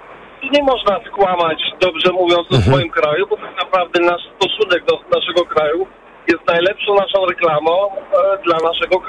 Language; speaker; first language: Polish; early bilingual, other home language; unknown